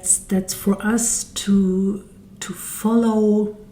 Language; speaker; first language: English; non-native, fluent; German